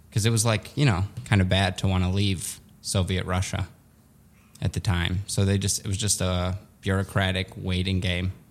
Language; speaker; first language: English; early bilingual, other home language; Russian